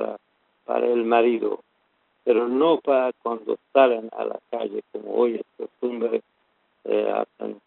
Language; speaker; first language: Spanish; non-native, learner; Persian